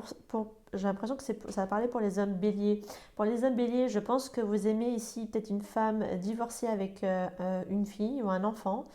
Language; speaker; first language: French; native; French